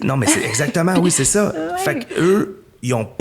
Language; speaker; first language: French; native; French